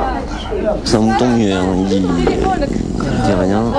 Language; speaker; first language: French; non-native, local second language; Arabic